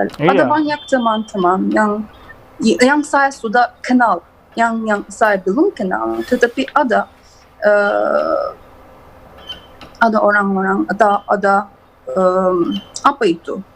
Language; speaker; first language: Indonesian; non-native, learner; Turkish